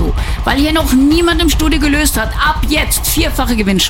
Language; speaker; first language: German; native; German